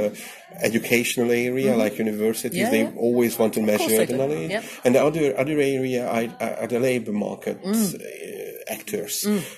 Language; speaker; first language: English; non-native, learner; Hungarian